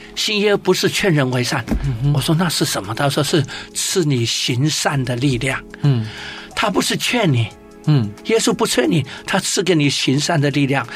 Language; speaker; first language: Chinese; native; Chinese